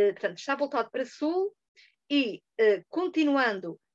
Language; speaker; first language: Portuguese; native; Portuguese